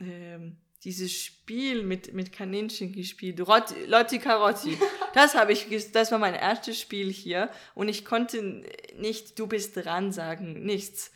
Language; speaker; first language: German; non-native, fluent; Danish